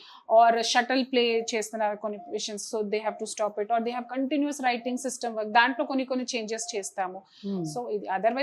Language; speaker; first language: Telugu; non-native, local second language; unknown